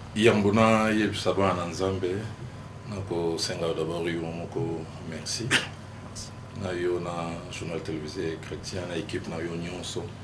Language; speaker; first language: Lingala; native; Lingala